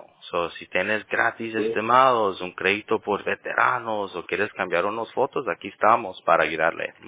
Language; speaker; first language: Spanish; early bilingual, heritage; Spanish